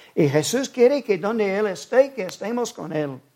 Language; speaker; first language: Spanish; non-native, fluent; English